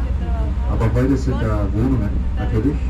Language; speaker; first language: German; non-native, fluent; Danish